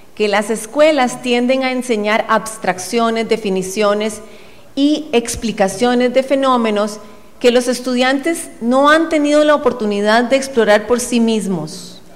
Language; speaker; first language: Spanish; native; Spanish